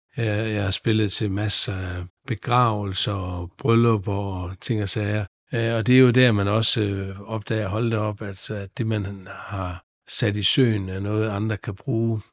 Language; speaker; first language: Danish; native; Danish